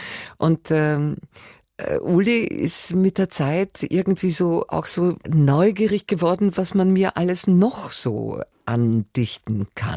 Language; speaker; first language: German; native; German